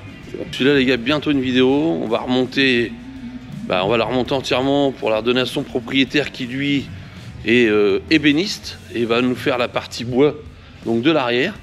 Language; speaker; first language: French; native; French